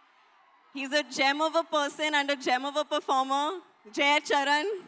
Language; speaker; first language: Telugu; non-native, learner; Hindi